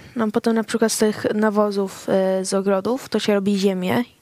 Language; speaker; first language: Polish; early bilingual, heritage; Swedish